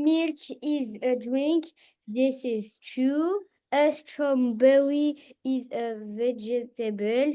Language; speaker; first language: English; non-native, learner; French